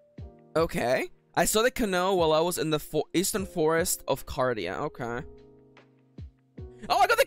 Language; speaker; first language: English; native; English